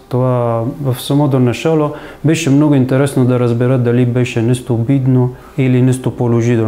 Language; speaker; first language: Bulgarian; non-native, fluent; Italian